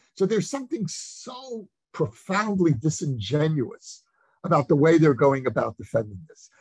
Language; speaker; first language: English; native; English